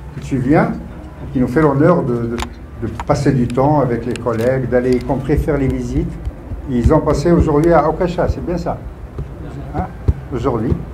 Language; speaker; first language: French; non-native, local second language; Arabic